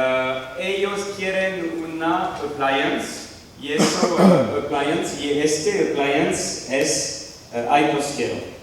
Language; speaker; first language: Spanish; non-native, learner; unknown